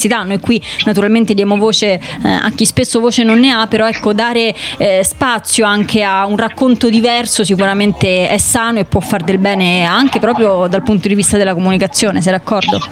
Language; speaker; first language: Italian; native; Italian